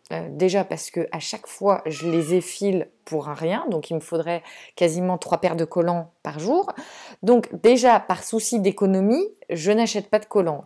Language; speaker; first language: French; native; French